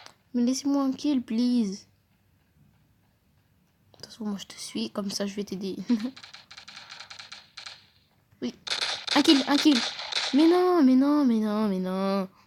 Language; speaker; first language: French; native; French